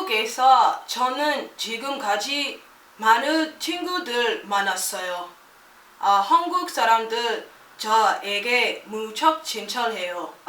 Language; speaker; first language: Korean; non-native, learner; English